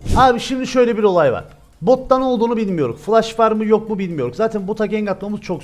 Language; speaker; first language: Turkish; native; Turkish